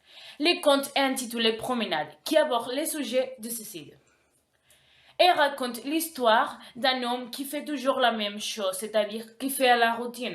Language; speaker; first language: French; non-native, learner; Spanish